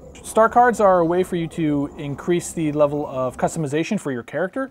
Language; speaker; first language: English; native; English